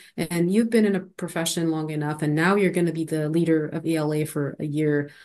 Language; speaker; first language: English; non-native, fluent; Arabic